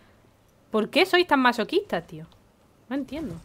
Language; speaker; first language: Spanish; native; Spanish